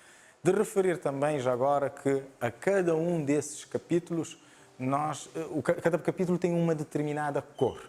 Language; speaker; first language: Portuguese; non-native, local second language; Kabuverdianu